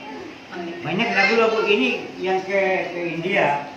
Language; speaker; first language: Indonesian; non-native, learner; Hindi